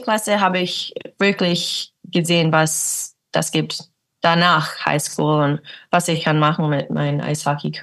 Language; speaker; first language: German; early bilingual, heritage; English